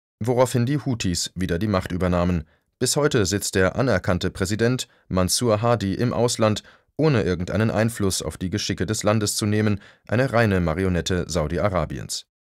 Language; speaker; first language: German; native; German